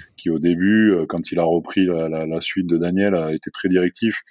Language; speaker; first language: French; native; French